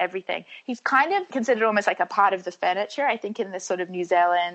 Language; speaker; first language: English; native; English